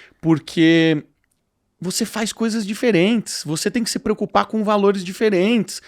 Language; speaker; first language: Portuguese; native; Portuguese